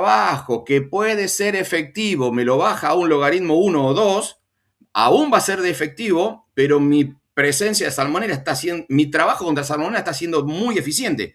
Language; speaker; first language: Spanish; native; Spanish